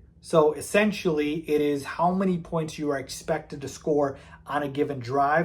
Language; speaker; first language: English; native; English